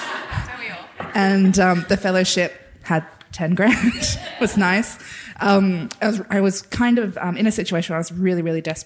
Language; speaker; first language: English; native; English